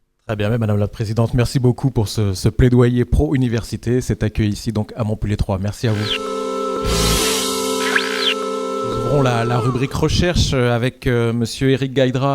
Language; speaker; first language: French; native; French